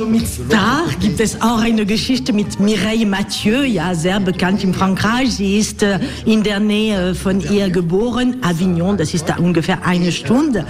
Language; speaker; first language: German; non-native, learner; French